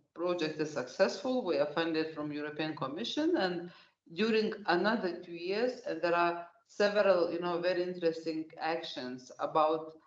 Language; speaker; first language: English; non-native, fluent; Lithuanian